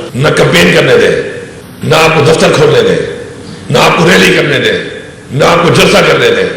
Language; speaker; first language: Urdu; non-native, local second language; Pashto